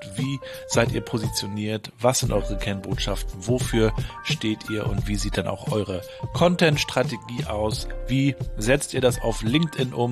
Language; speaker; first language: German; native; German